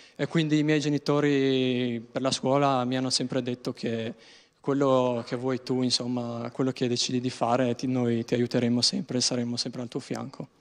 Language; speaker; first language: Italian; non-native, fluent; Albanian